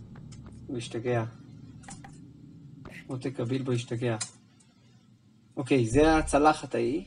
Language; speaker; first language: Hebrew; native; Hebrew